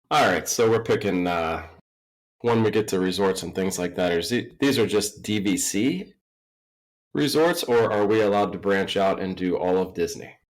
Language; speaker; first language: English; native; English